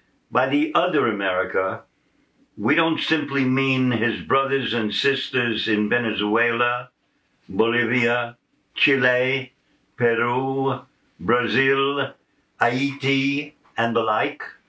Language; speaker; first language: English; native; English